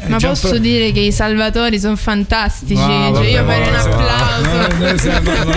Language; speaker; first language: Italian; native; Italian